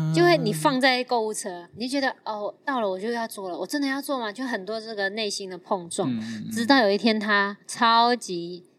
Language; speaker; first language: Chinese; non-native, fluent; Cantonese